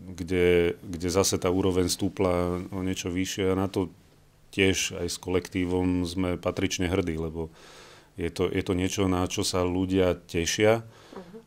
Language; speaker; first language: Slovak; native; Slovak